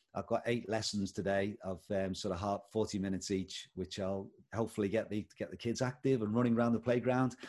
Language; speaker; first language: English; native; English